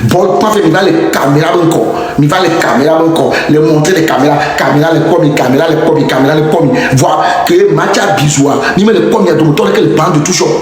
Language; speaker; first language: French; non-native, local second language; Ewe